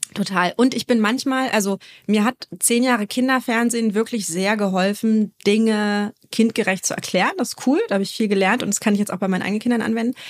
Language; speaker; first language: German; native; German